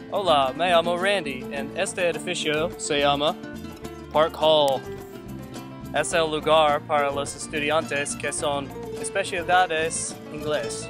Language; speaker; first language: Spanish; non-native, learner; English